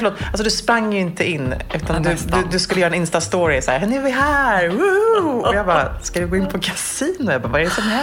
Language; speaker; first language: Swedish; native; Swedish